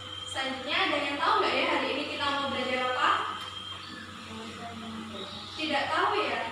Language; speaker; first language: Indonesian; native; Indonesian